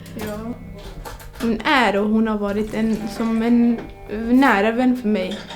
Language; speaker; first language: Swedish; non-native, learner; Kurdish